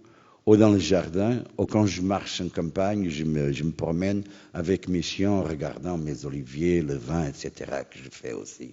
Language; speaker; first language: French; non-native, fluent; Portuguese